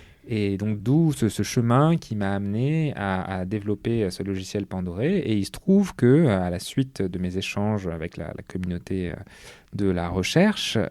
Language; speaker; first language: French; native; French